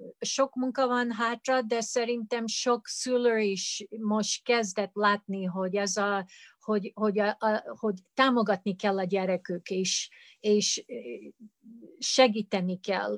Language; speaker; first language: Hungarian; early bilingual, heritage; Hungarian